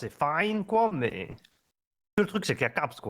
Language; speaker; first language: French; native; French